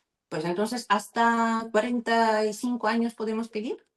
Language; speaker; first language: Spanish; non-native, learner; Russian